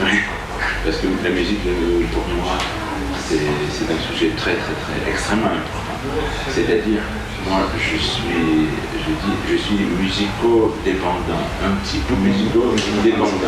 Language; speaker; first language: French; non-native, fluent; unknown